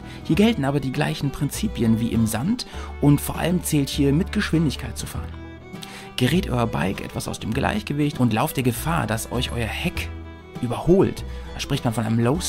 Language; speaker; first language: German; native; German